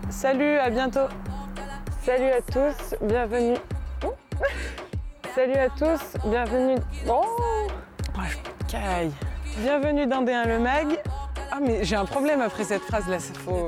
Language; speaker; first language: French; native; French